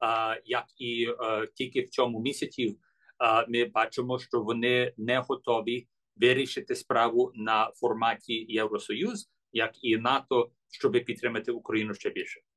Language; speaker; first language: Ukrainian; early bilingual, heritage; English